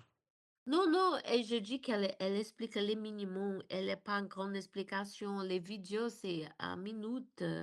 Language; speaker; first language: French; non-native, learner; Portuguese